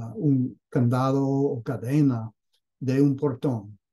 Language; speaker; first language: Spanish; non-native, fluent; English